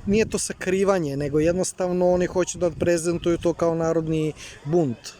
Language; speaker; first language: Bosnian; native; Bosnian